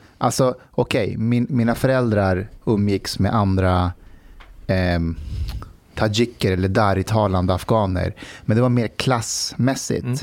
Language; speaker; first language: Swedish; early bilingual, other home language; Persian